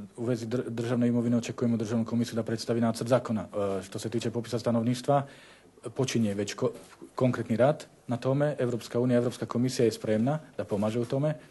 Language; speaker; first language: Bosnian; non-native, fluent; Slovak